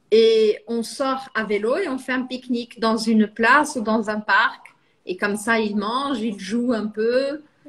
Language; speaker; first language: French; non-native, fluent; Portuguese